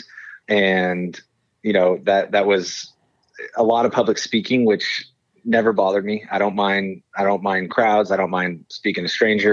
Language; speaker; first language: English; native; English